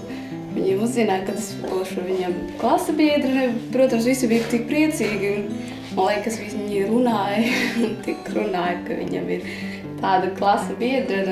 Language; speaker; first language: Latvian; non-native, learner; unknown